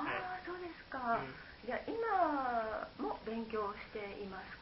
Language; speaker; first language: Japanese; native; Japanese